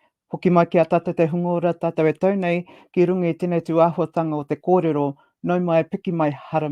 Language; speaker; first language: Māori; non-native, local second language; English